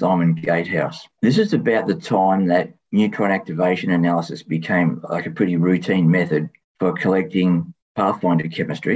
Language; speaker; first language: English; native; English